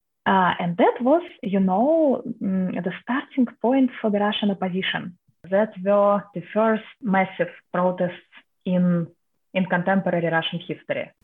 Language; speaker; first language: English; non-native, fluent; Russian